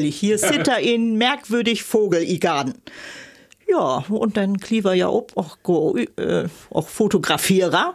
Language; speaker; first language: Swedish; non-native, learner; German